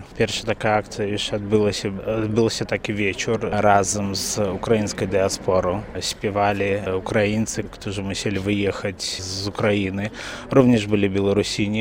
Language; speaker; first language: Polish; non-native, fluent; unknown